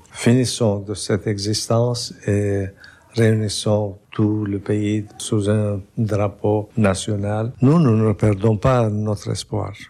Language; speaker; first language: French; non-native, local second language; Armenian